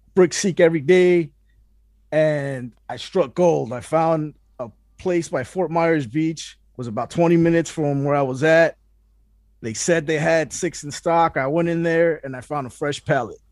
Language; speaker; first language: English; early bilingual, other home language; Spanish